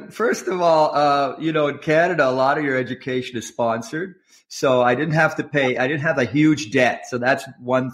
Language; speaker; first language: English; native; English